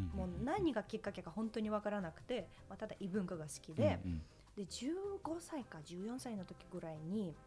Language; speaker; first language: Japanese; non-native, fluent; Russian